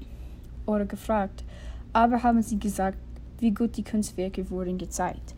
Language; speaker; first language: German; non-native, learner; English